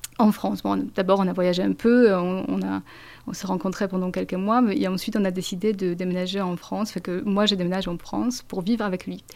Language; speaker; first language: French; non-native, fluent; Polish